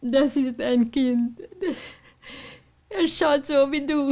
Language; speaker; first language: German; non-native, learner; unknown